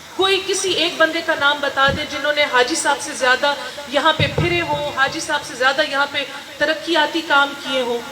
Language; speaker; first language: Urdu; non-native, local second language; Northern Hindko